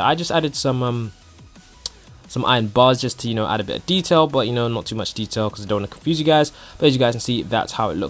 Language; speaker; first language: English; native; English